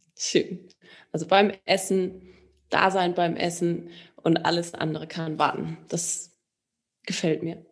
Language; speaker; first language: German; native; German